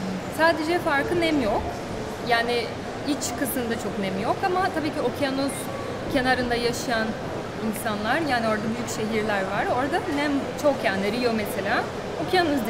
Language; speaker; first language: Turkish; non-native, fluent; Portuguese